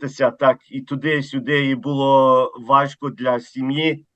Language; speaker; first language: Ukrainian; early bilingual, heritage; Ukrainian